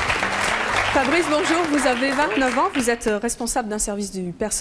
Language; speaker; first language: French; native; French